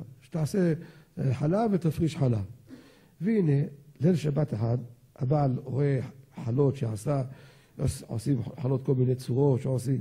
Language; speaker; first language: Hebrew; native; Hebrew